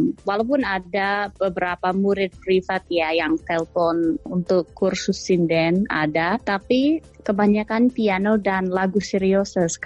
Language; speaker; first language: Indonesian; non-native, fluent; English